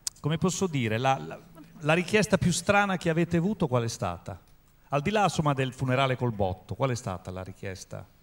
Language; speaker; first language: Italian; native; Italian